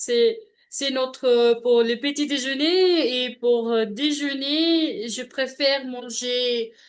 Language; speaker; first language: French; non-native, learner; Punjabi